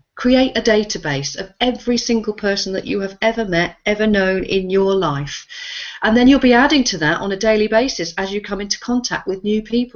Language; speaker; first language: English; native; English